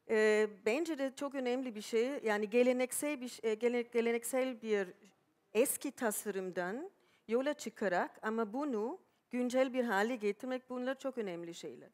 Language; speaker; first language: Turkish; non-native, fluent; German